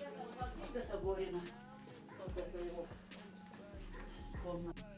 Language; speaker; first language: Russian; native; Russian